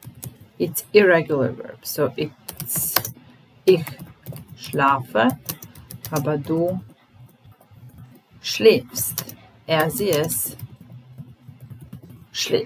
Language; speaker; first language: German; non-native, fluent; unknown